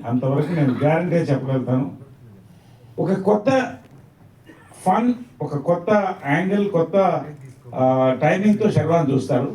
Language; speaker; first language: Telugu; native; Telugu